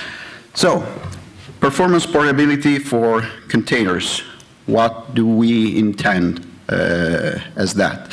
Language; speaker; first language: English; non-native, fluent; Italian